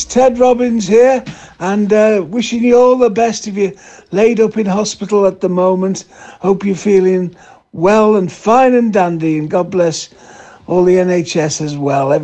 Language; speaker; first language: English; native; English